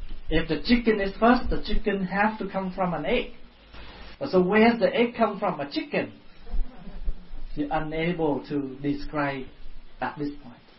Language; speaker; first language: English; non-native, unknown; Vietnamese